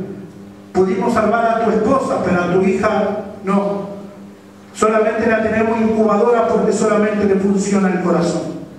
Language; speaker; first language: Spanish; native; Spanish